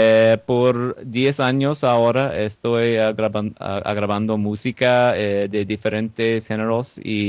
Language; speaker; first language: Spanish; non-native, learner; English